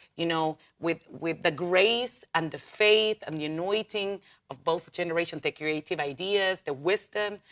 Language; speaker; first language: English; non-native, fluent; Spanish